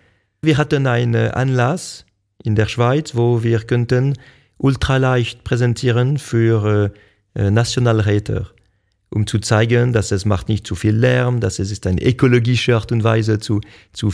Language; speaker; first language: German; non-native, local second language; French